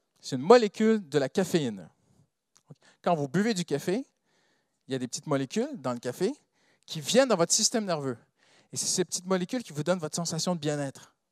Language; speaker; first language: French; non-native, fluent; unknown